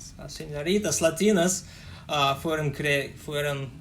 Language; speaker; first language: Spanish; non-native, learner; Russian